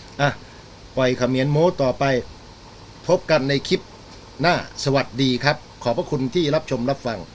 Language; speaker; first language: Thai; native; Thai